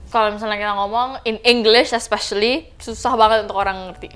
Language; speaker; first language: Indonesian; early bilingual, heritage; Indonesian